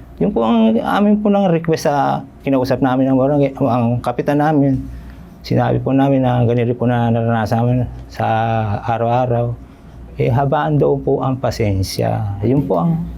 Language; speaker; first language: Filipino; native; Filipino